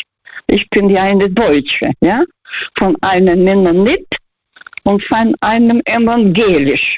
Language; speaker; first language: German; non-native, fluent; Russian